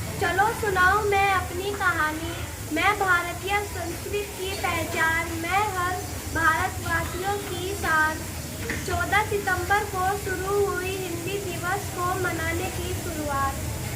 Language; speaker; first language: Hindi; native; Hindi